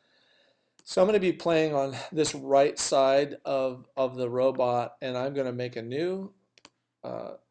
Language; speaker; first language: English; native; English